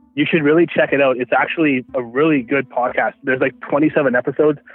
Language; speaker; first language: English; native; English